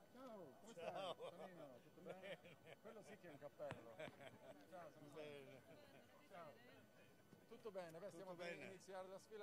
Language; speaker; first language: Italian; non-native, fluent; English